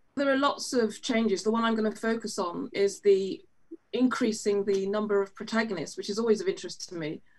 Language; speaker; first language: English; native; English